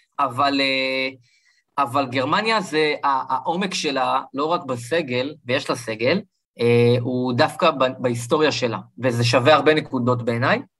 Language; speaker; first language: Hebrew; early bilingual, other home language; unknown